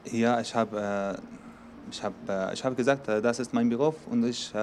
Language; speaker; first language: German; non-native, learner; Arabic